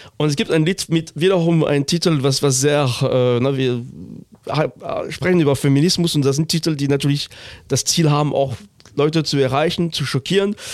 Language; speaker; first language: German; non-native, fluent; French